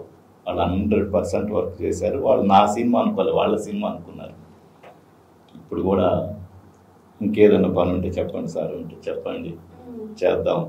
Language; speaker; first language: Telugu; native; Telugu